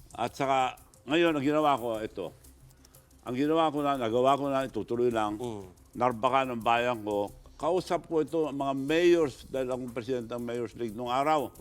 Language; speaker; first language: Filipino; non-native, local second language; Iloko